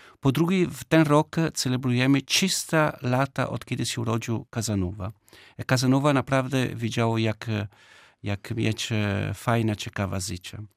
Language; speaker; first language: Polish; non-native, learner; Italian